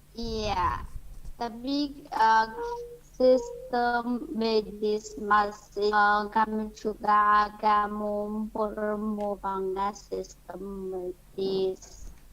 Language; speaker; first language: Indonesian; non-native, fluent; Chinese